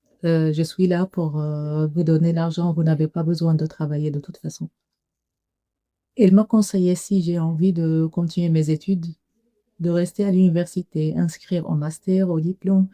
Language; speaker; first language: French; non-native, learner; Arabic